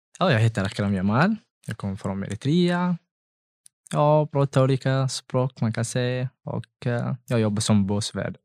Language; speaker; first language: Swedish; non-native, learner; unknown